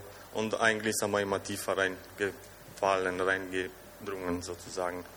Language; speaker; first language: German; non-native, fluent; Romanian